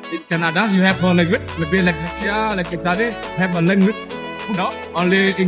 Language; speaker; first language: English; non-native, learner; Indonesian